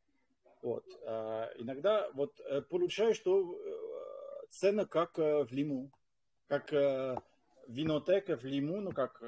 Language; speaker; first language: Russian; non-native, fluent; French